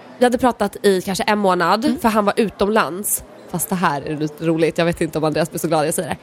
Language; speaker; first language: Swedish; early bilingual, other home language; Polish